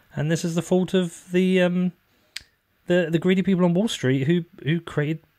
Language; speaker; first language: English; native; English